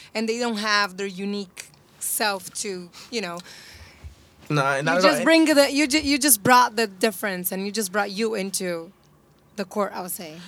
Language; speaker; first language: English; non-native, fluent; Portuguese